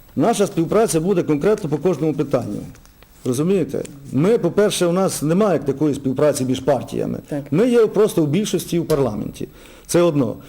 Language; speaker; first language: Ukrainian; native; Ukrainian